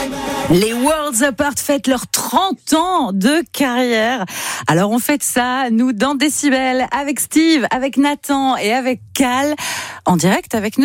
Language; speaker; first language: French; native; French